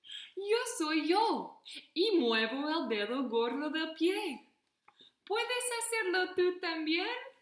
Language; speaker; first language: Spanish; non-native, fluent; English